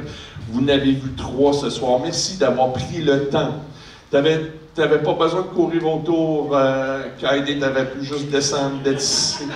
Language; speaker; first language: French; native; French